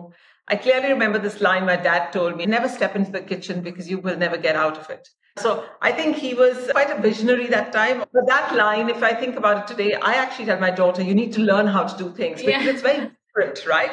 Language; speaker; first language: English; non-native, local second language; Hindi